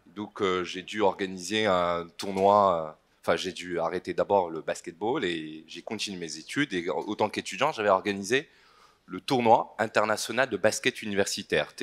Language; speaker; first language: French; non-native, local second language; Arabic